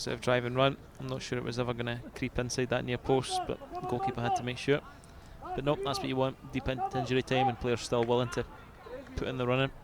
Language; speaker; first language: English; native; English